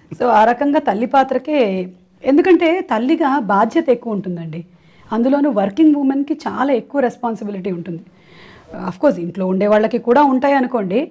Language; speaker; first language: Telugu; non-native, local second language; Malayalam